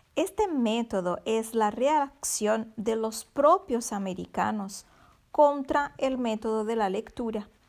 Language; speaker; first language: Spanish; non-native, fluent; Portuguese